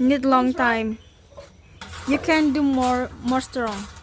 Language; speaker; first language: English; non-native, fluent; Indonesian